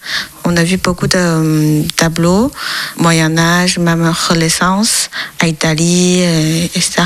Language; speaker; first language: French; non-native, learner; Chinese